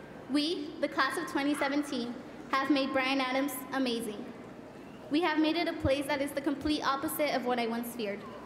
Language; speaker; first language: English; early bilingual, other home language; Spanish